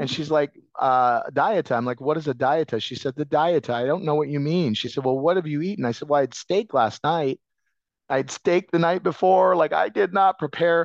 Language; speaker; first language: English; native; English